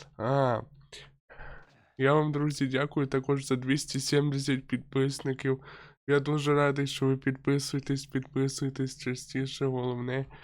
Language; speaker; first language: Ukrainian; non-native, local second language; Russian